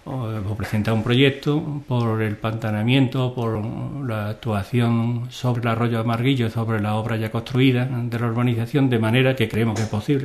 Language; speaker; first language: Spanish; native; Spanish